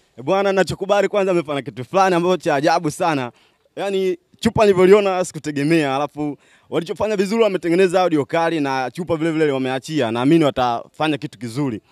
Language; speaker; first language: Swahili; native; Swahili